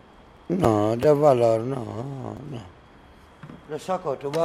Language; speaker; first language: Spanish; non-native, learner; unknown